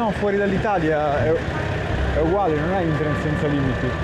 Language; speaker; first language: Italian; native; Italian